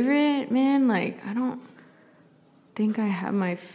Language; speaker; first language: English; native; English